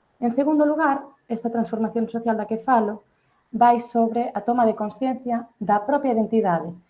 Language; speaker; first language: Galician; early bilingual, heritage; Catalan